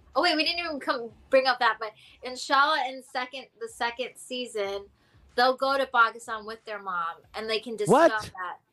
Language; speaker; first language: English; early bilingual, other home language; Hindi